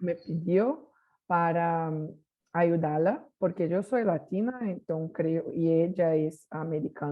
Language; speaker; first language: Spanish; non-native, learner; Portuguese